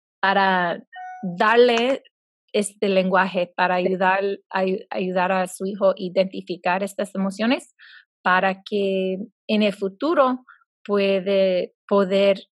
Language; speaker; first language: Spanish; non-native, fluent; English